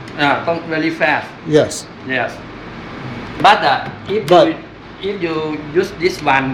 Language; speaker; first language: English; non-native, learner; Thai